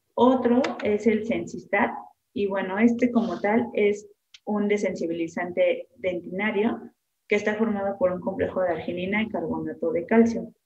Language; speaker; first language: Spanish; native; Spanish